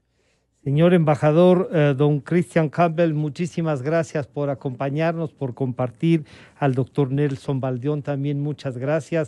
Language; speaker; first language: Spanish; native; Spanish